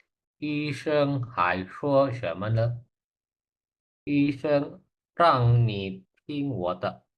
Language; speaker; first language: Chinese; non-native, learner; Indonesian